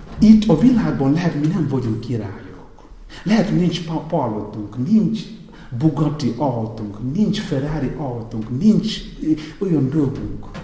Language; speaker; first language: Hungarian; non-native, fluent; Igbo